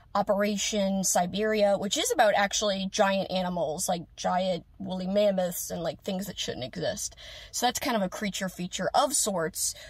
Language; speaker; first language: English; native; English